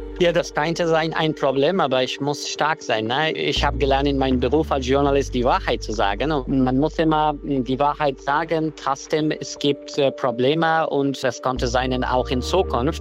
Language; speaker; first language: German; non-native, learner; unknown